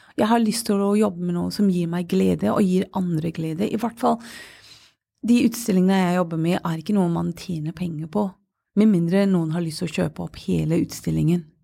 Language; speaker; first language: Norwegian; non-native, fluent; English